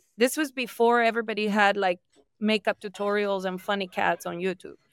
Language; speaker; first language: English; non-native, fluent; Spanish